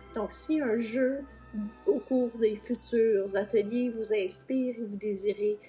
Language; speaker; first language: French; native; French